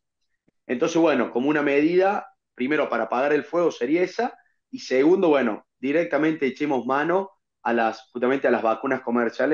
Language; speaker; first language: Spanish; native; Spanish